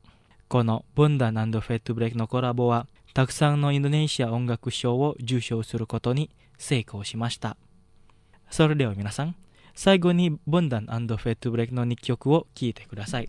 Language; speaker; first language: Japanese; non-native, fluent; Indonesian